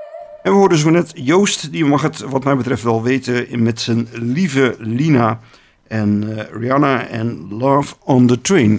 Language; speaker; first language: Dutch; native; Dutch